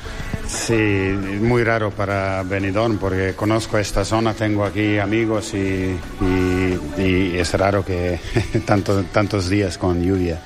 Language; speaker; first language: Spanish; non-native, fluent; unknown